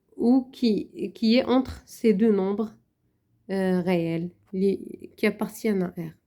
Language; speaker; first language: French; non-native, local second language; Arabic